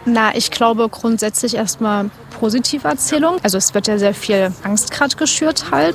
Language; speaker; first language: German; native; German